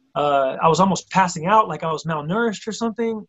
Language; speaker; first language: English; native; English